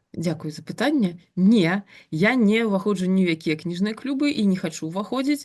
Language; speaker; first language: Belarusian; non-native, local second language; Russian